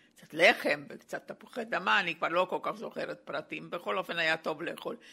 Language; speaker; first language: Hebrew; non-native, fluent; Slovak